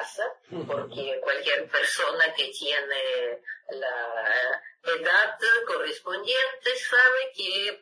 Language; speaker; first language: Spanish; non-native, fluent; Russian